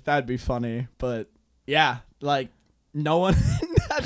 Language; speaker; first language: English; non-native, fluent; Hungarian